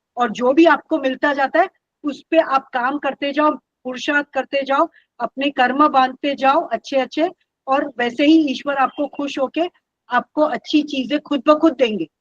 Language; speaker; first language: Hindi; non-native, local second language; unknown